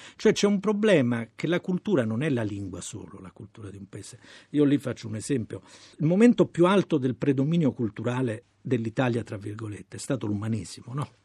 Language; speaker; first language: Italian; native; Italian